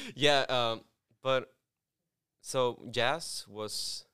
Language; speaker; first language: English; non-native, fluent; Spanish